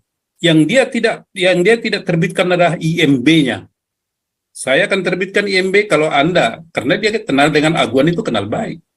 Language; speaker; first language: Indonesian; native; Indonesian